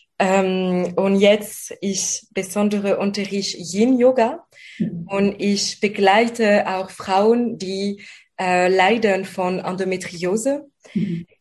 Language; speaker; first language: German; non-native, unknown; French